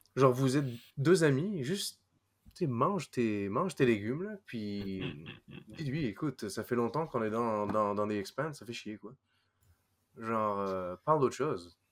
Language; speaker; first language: French; non-native, fluent; English